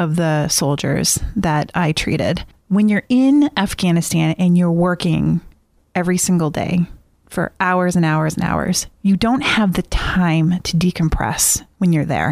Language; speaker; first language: English; native; English